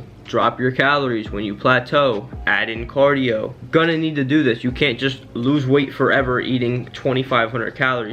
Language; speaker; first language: English; native; English